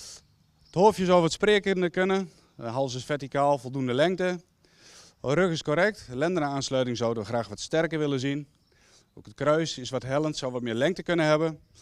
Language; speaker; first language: Dutch; native; Dutch